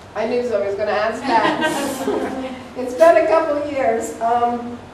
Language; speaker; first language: English; native; English